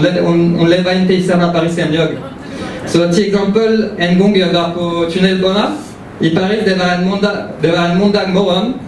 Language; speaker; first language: Swedish; early bilingual, heritage; French